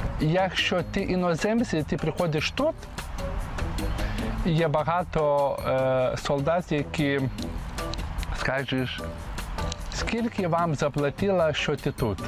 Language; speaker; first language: Ukrainian; non-native, learner; Lithuanian